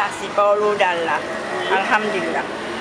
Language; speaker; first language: French; non-native, learner; Morisyen